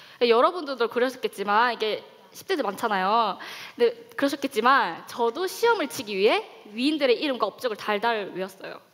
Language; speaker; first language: Korean; native; Korean